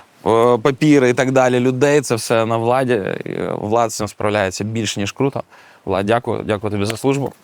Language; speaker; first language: Ukrainian; native; Ukrainian